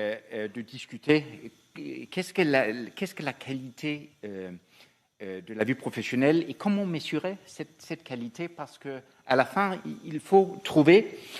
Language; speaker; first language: French; non-native, fluent; Danish